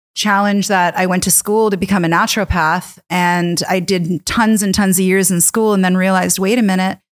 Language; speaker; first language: English; native; English